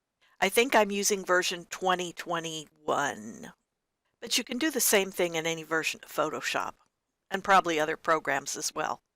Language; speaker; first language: English; native; English